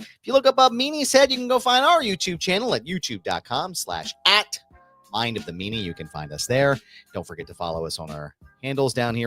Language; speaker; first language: English; native; English